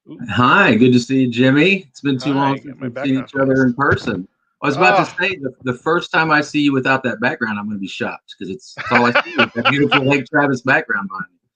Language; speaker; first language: English; native; English